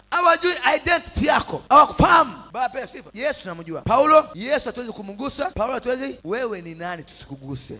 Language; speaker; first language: Swahili; non-native, local second language; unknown